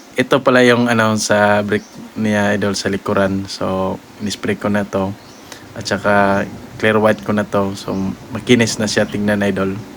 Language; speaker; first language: Filipino; non-native, local second language; Cebuano